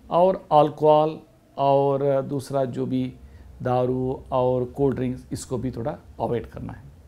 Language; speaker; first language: Hindi; non-native, local second language; Kannada